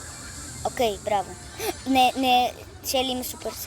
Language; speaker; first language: Bulgarian; early bilingual, heritage; Bulgarian